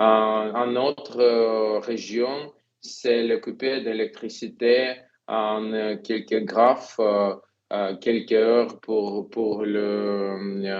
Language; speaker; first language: French; non-native, fluent; Ukrainian